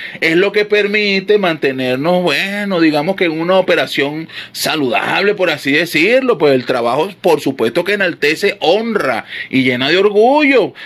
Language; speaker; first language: Spanish; native; Spanish